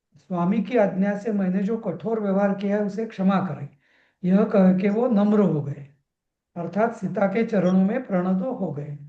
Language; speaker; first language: Hindi; non-native, local second language; Marathi